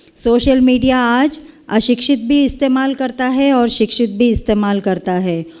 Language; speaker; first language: Hindi; non-native, local second language; Kannada